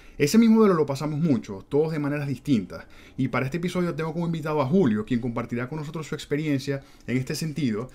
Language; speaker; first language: Spanish; native; Spanish